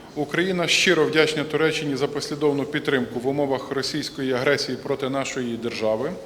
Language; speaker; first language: Ukrainian; native; Ukrainian